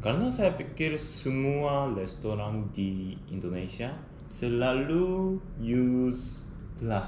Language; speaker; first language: Indonesian; non-native, learner; Korean